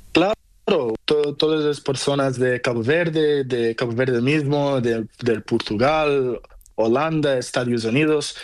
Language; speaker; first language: Spanish; non-native, learner; Portuguese